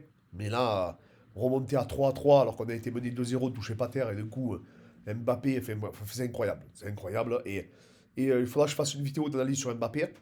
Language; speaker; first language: French; native; French